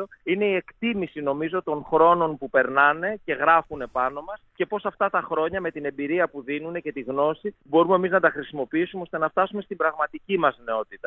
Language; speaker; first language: Greek; native; Greek